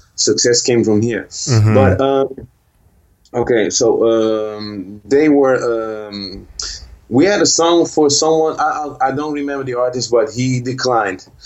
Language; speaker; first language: English; early bilingual, heritage; Dutch